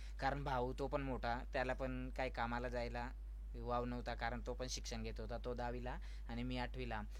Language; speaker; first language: Marathi; non-native, local second language; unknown